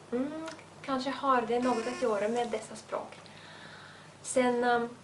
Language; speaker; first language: Swedish; non-native, fluent; Russian